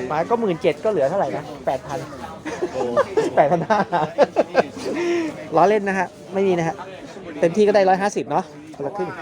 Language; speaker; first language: Thai; native; Thai